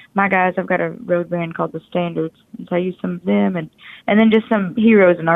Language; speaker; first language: English; native; English